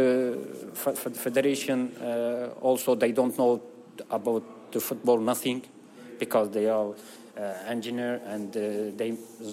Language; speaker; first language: English; non-native, learner; Turkish